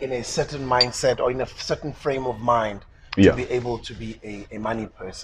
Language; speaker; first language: English; non-native, local second language; Zulu